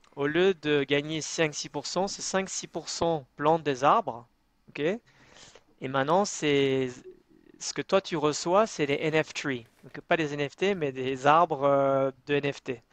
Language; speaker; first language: French; native; French